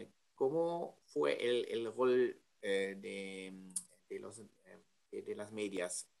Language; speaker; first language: Spanish; non-native, learner; German